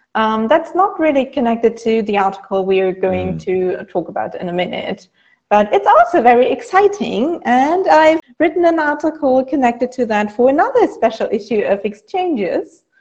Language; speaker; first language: English; non-native, fluent; German